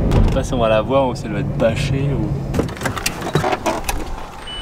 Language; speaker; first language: French; native; French